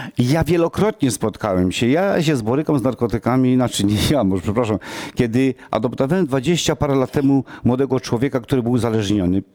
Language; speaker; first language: Polish; non-native, local second language; Romany